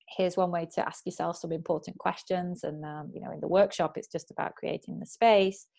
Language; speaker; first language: English; native; English